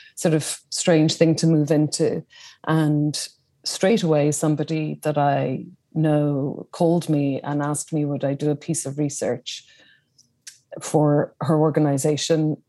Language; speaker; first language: English; native; English